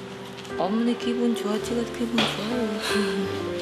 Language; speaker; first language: Korean; non-native, learner; Vietnamese